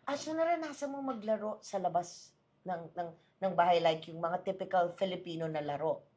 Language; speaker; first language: Filipino; native; Filipino